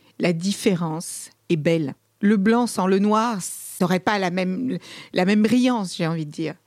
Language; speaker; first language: French; early bilingual, other home language; Kabuverdianu